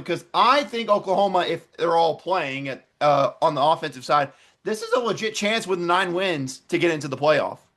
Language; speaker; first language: English; native; English